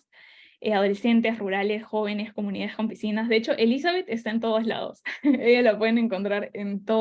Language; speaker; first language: Spanish; native; Spanish